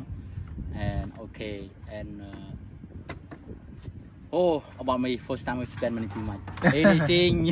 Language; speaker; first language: English; non-native, learner; Khmer